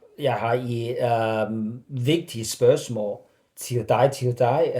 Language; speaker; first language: Danish; non-native, learner; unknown